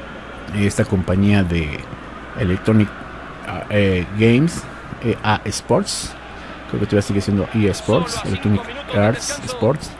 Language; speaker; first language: Spanish; native; Spanish